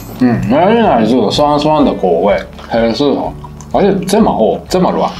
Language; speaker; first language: Chinese; non-native, fluent; Japanese